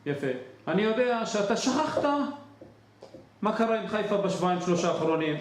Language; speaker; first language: Hebrew; native; Hebrew